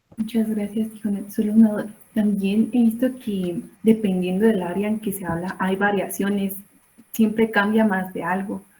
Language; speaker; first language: Spanish; native; Spanish